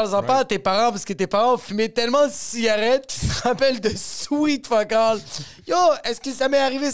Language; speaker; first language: French; native; French